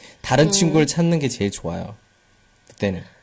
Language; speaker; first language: Korean; native; Korean